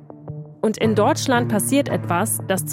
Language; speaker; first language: German; native; German